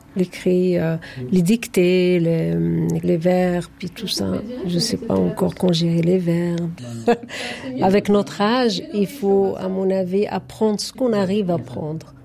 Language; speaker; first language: French; non-native, fluent; Arabic